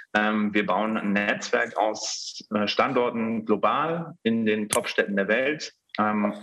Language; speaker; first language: German; native; German